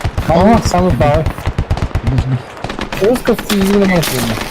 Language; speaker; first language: Russian; non-native, local second language; Yakut